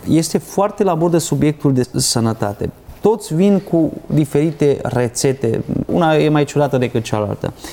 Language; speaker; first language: Romanian; non-native, local second language; Hungarian